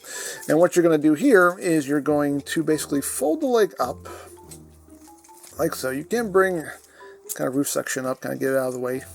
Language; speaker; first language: English; native; English